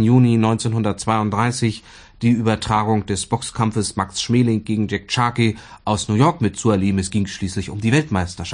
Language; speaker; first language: German; native; German